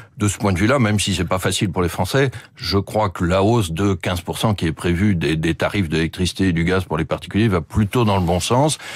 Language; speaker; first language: French; native; French